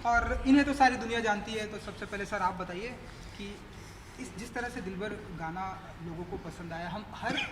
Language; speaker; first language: Hindi; native; Hindi